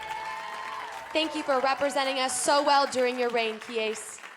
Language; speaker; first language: English; native; English